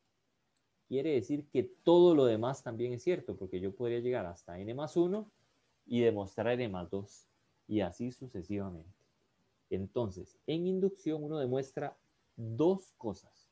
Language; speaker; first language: Spanish; native; Spanish